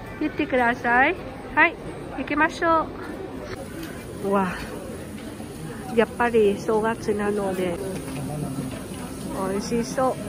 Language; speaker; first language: Japanese; non-native, learner; Vietnamese